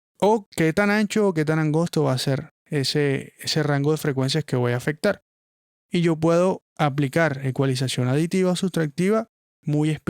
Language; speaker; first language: Spanish; native; Spanish